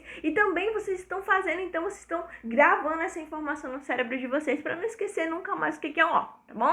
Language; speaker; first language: Portuguese; native; Portuguese